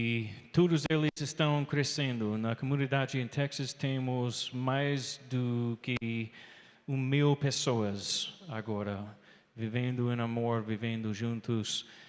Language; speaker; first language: Portuguese; non-native, learner; English